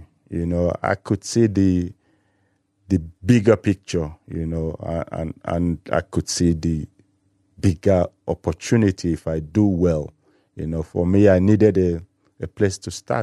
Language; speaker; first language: English; non-native, local second language; Igbo